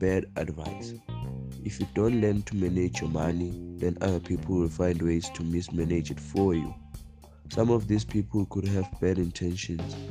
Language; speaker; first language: English; non-native, local second language; Swati